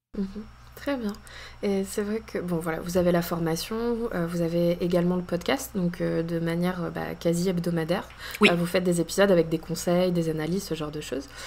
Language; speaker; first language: French; native; French